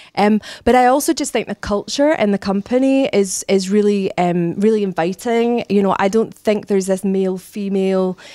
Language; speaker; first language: English; native; English